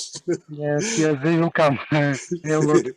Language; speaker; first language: English; non-native, learner; Russian